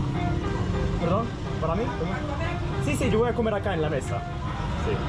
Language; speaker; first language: Spanish; non-native, fluent; Russian